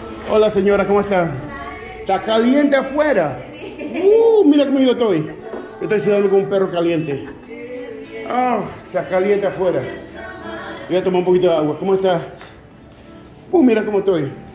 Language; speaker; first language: Spanish; non-native, learner; English